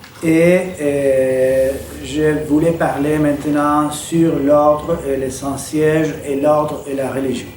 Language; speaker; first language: French; non-native, fluent; Spanish